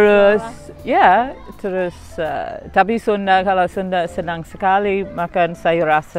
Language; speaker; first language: Indonesian; non-native, fluent; English